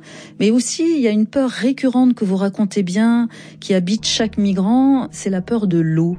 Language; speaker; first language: French; native; French